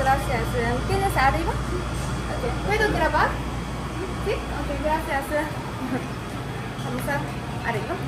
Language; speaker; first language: Spanish; non-native, learner; Japanese